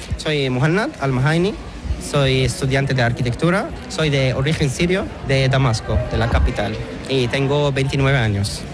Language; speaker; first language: Spanish; non-native, fluent; Arabic